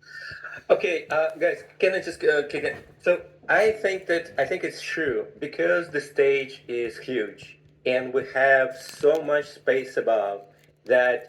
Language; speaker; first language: English; non-native, fluent; Russian